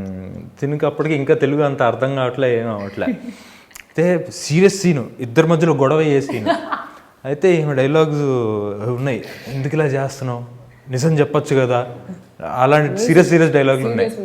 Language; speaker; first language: Telugu; native; Telugu